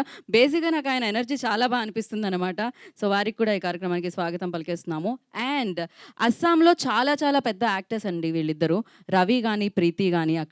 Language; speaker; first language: Telugu; native; Telugu